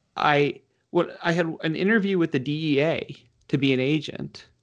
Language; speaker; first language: English; native; English